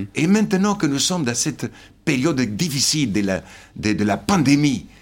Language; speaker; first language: French; non-native, fluent; Slovenian